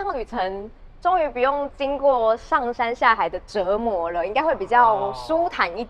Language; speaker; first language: Chinese; native; Chinese